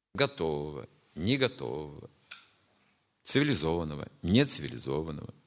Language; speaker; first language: Russian; native; Russian